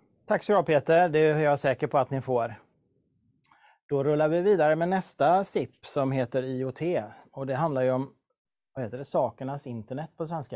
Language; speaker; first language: Swedish; native; Swedish